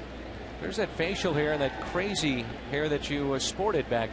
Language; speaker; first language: English; native; English